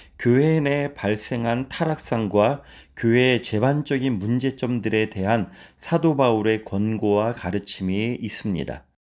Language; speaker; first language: Korean; native; Korean